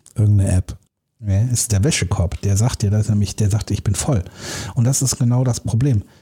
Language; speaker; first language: German; native; German